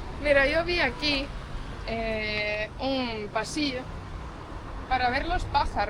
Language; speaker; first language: Spanish; non-native, fluent; Estonian